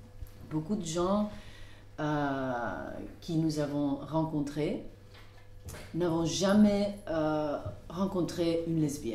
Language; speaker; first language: French; non-native, local second language; Dutch